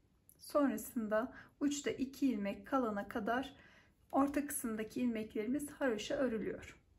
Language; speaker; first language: Turkish; native; Turkish